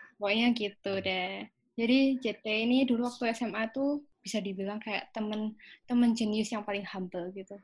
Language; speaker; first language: Indonesian; native; Indonesian